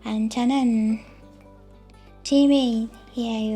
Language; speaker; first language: Korean; non-native, learner; English